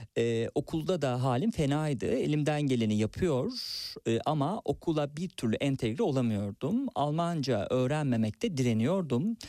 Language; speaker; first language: Turkish; native; Turkish